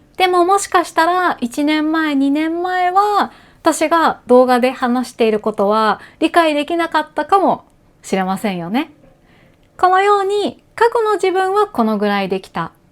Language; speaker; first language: Japanese; native; Japanese